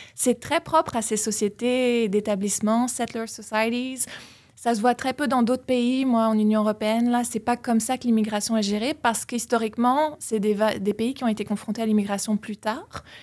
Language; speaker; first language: French; native; French